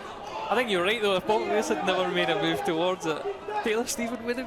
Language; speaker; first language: English; native; English